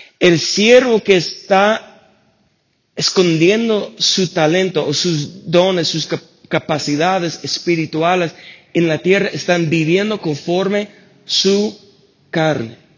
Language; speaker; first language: Spanish; non-native, fluent; English